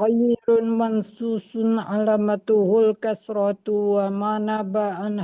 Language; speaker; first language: Arabic; non-native, learner; Indonesian